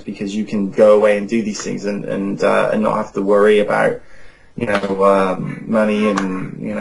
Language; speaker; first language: English; native; English